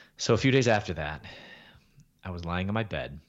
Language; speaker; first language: English; native; English